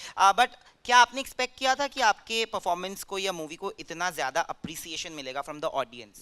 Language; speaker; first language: Hindi; non-native, local second language; Bangla